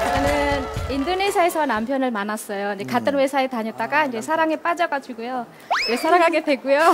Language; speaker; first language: Korean; non-native, fluent; Indonesian